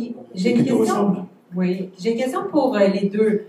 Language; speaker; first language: French; native; French